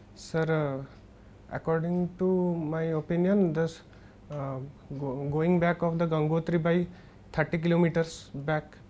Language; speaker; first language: English; non-native, local second language; Odia